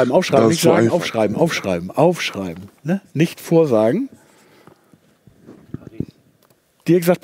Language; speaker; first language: German; native; German